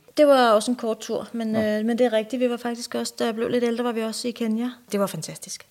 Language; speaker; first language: Danish; native; Danish